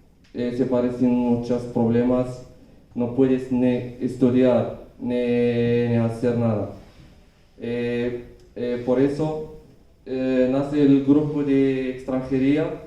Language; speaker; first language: Spanish; non-native, learner; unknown